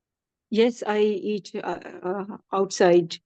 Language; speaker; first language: English; non-native, learner; Urdu